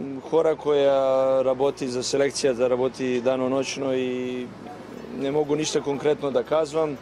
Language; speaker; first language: Bulgarian; non-native, learner; Macedonian